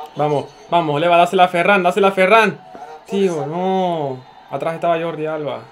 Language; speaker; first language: Spanish; non-native, fluent; Turkish